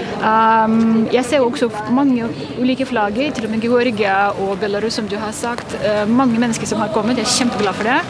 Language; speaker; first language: Norwegian; non-native, fluent; Russian